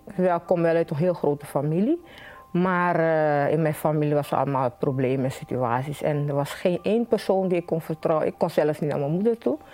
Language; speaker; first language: Dutch; native; Dutch